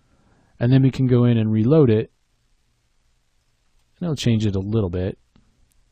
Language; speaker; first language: English; native; English